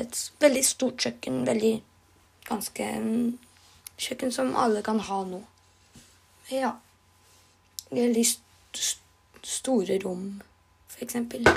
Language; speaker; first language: Norwegian; non-native, learner; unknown